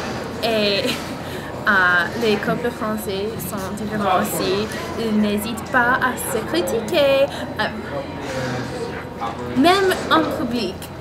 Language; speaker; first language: French; non-native, learner; English